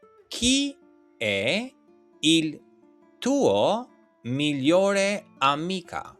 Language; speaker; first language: Italian; non-native, learner; Albanian